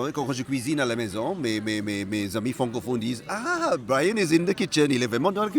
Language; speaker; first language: French; non-native, fluent; Malay